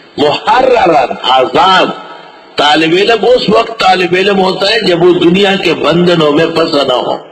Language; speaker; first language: Urdu; non-native, local second language; Pashto